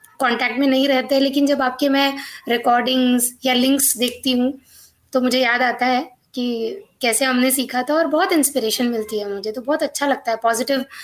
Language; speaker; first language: Hindi; non-native, local second language; Marathi